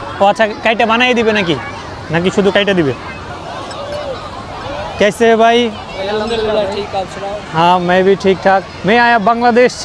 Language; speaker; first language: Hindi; non-native, learner; Bangla